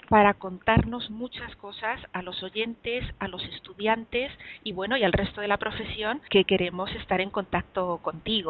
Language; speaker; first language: Spanish; native; Spanish